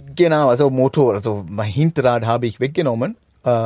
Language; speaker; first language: German; non-native, fluent; Sinhala